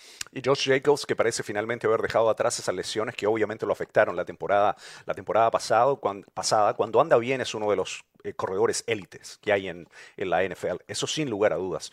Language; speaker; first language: Spanish; native; Spanish